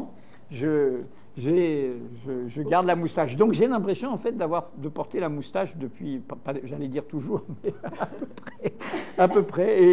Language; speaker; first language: French; native; French